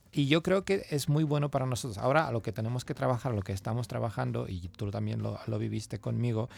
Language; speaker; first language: Spanish; non-native, fluent; Czech